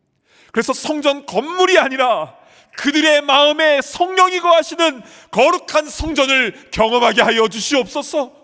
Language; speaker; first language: Korean; native; Korean